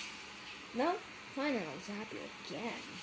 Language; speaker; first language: English; native; English